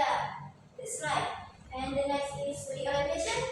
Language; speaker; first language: English; non-native, learner; Indonesian